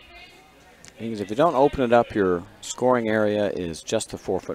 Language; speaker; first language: English; native; English